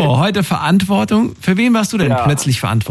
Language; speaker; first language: German; native; German